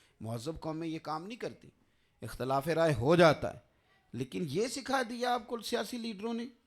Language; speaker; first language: Urdu; non-native, local second language; Punjabi